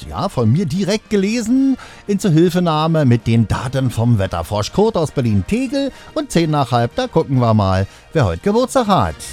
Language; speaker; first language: German; native; German